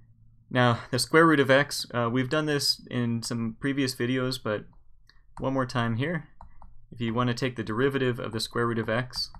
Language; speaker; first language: English; native; English